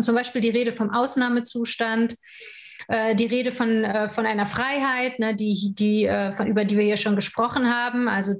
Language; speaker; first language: German; native; German